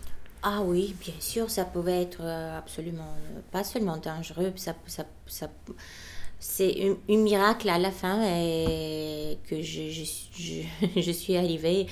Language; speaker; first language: French; non-native, fluent; Bulgarian